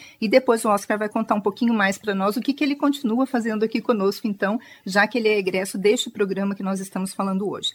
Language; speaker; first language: Portuguese; native; Portuguese